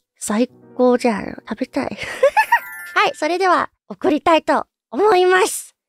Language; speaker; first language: Japanese; non-native, learner; English